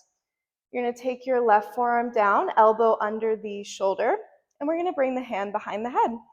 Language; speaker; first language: English; native; English